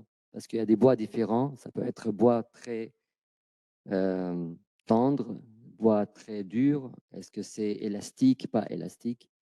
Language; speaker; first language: French; non-native, fluent; Arabic